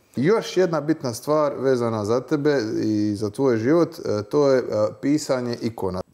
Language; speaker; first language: Croatian; native; Croatian